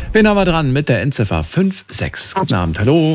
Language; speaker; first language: German; native; German